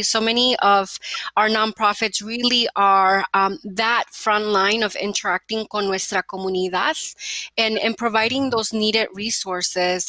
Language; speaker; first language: English; early bilingual, other home language; Spanish